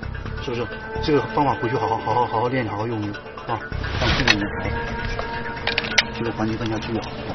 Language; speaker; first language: Chinese; native; Chinese